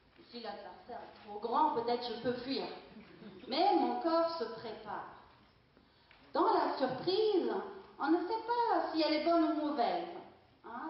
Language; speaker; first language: French; non-native, fluent; German